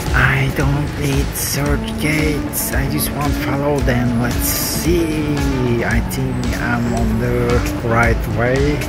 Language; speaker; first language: English; non-native, learner; Turkish